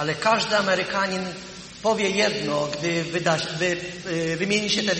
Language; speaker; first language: Polish; native; Polish